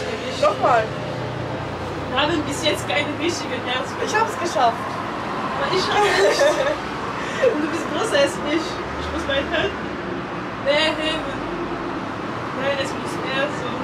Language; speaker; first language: German; non-native, learner; French